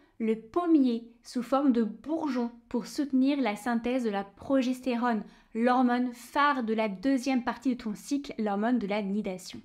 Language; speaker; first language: French; native; French